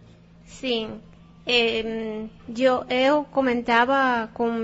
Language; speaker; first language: Portuguese; non-native, learner; Spanish